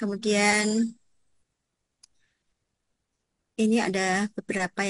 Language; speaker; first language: Indonesian; native; Indonesian